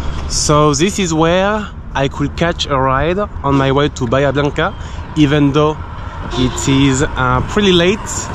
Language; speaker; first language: English; non-native, fluent; French